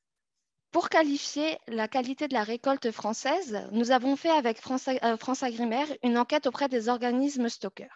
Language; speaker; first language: French; native; French